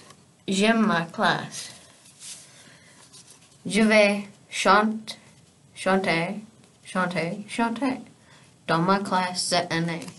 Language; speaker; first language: French; non-native, learner; English